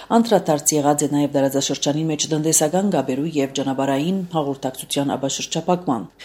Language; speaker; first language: Armenian; early bilingual, heritage; Armenian